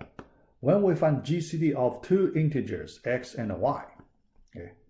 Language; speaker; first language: English; non-native, fluent; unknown